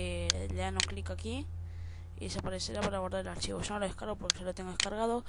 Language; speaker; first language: Spanish; native; Spanish